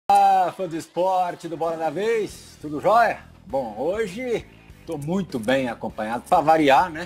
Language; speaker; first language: Portuguese; native; Portuguese